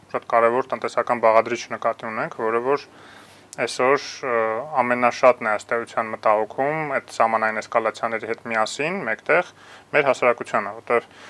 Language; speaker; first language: Armenian; native; Armenian